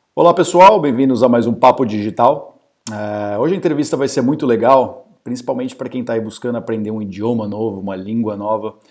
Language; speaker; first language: Portuguese; native; Portuguese